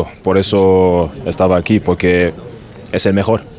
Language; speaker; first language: Spanish; non-native, learner; German